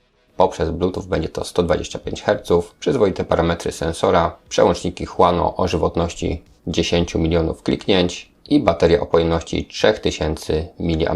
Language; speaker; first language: Polish; native; Polish